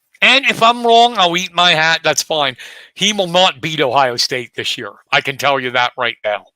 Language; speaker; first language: English; native; English